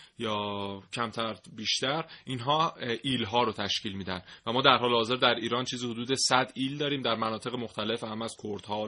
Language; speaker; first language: Persian; native; Persian